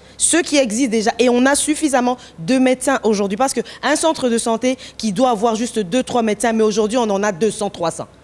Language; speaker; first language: French; non-native, local second language; Lingala